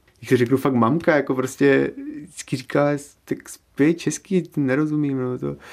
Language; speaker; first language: Czech; native; Czech